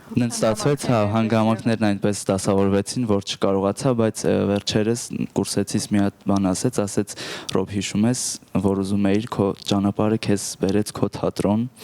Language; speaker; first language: Armenian; native; Armenian